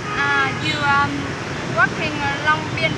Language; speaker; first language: English; non-native, learner; Vietnamese